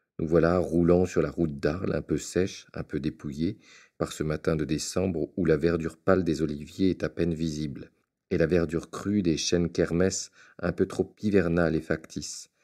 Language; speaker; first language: French; native; French